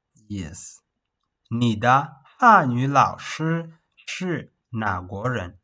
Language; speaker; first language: Chinese; non-native, fluent; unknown